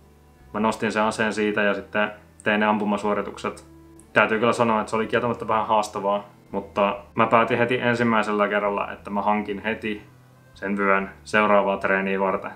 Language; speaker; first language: Finnish; native; Finnish